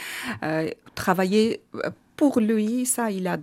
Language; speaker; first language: French; non-native, learner; Armenian